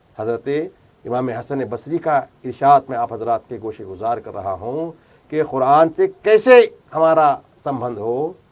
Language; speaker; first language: Urdu; native; Urdu